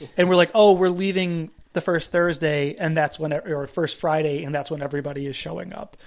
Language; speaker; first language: English; native; English